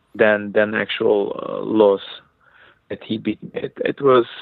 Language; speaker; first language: English; non-native, fluent; Hebrew